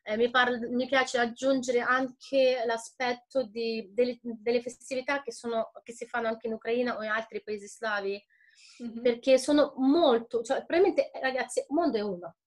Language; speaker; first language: Italian; non-native, fluent; Ukrainian